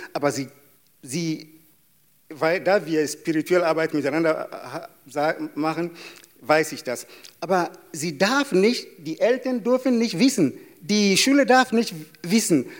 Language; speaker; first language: German; non-native, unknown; Yoruba